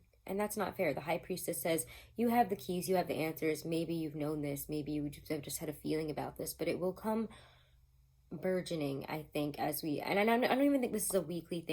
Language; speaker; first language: English; native; English